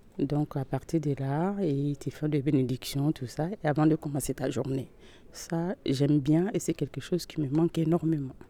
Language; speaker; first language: French; non-native, local second language; Bambara